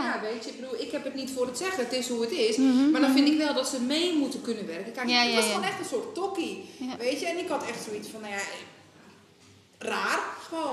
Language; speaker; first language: Dutch; native; Dutch